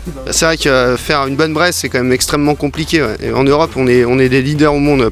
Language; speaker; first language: French; native; French